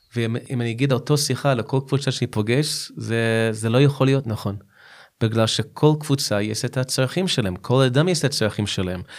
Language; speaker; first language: Hebrew; non-native, fluent; English